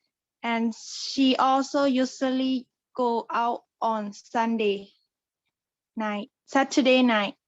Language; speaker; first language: English; non-native, learner; Thai